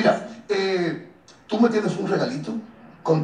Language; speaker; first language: Spanish; native; Spanish